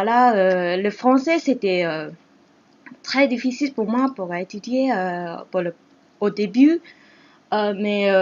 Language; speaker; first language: French; non-native, fluent; Japanese